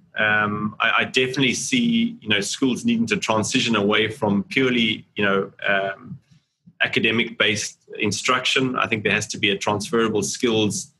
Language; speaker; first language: English; native; English